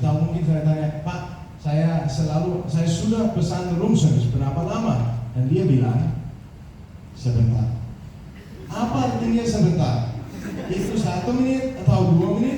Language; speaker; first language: Indonesian; non-native, fluent; Danish